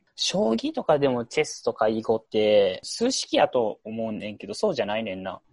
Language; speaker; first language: Japanese; native; Japanese